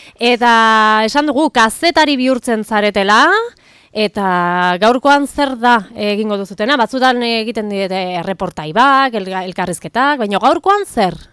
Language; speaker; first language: Basque; native; Basque